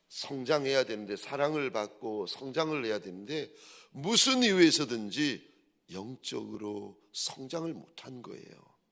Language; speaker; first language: Korean; native; Korean